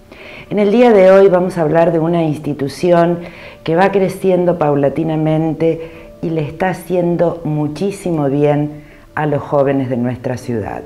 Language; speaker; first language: Spanish; native; Spanish